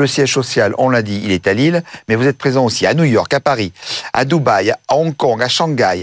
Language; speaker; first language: French; native; French